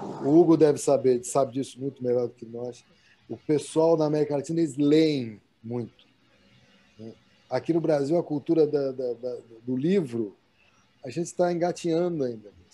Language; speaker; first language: Portuguese; native; Portuguese